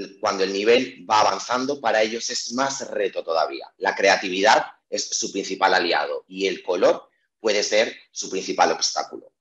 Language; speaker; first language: Spanish; native; Spanish